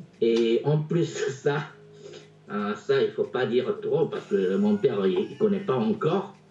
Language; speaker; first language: French; non-native, fluent; Japanese